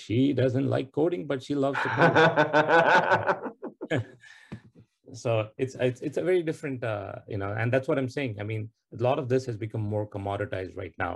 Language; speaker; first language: English; non-native, local second language; Tamil